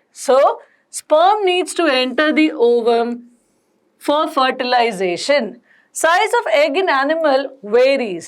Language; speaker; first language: English; non-native, local second language; Hindi